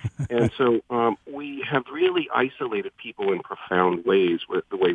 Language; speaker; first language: English; native; English